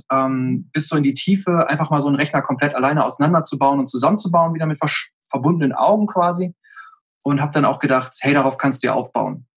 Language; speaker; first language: German; native; German